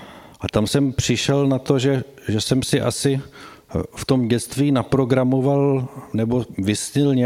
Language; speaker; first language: Czech; native; Czech